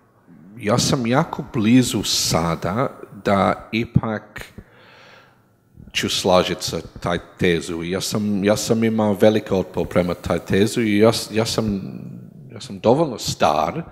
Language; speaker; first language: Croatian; non-native, learner; English